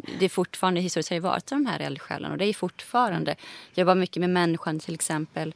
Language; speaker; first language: Swedish; early bilingual, other home language; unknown